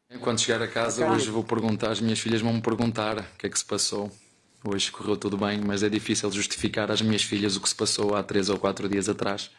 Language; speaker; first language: Portuguese; native; Portuguese